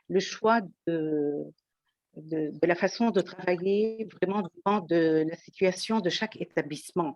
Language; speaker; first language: French; non-native, local second language; Arabic